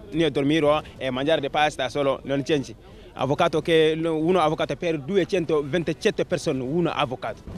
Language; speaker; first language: Italian; non-native, learner; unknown